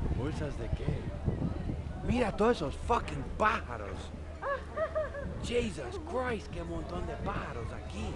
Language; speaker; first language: Spanish; non-native, fluent; English